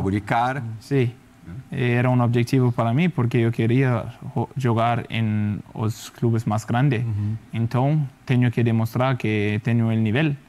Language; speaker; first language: Spanish; non-native, fluent; Danish